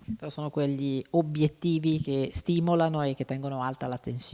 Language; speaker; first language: Italian; native; Italian